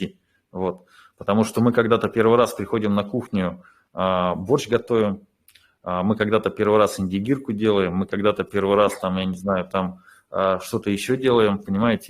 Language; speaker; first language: Russian; native; Russian